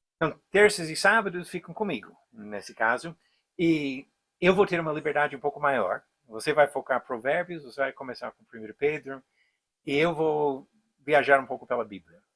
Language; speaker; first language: Portuguese; non-native, fluent; English